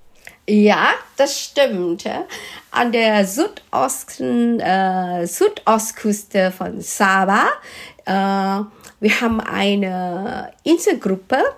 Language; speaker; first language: German; non-native, fluent; Malay